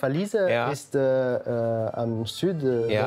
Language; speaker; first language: German; non-native, learner; Dutch